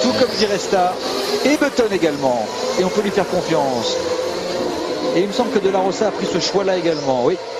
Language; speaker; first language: French; native; French